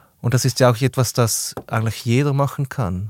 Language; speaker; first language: German; native; German